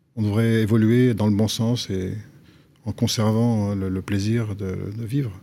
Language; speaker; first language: French; native; French